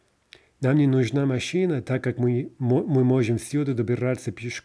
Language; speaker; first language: Russian; non-native, fluent; English